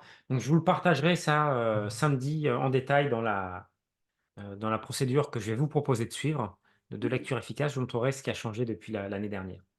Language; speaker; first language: French; native; French